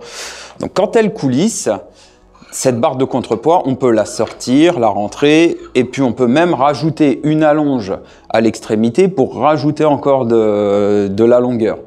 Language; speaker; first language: French; native; French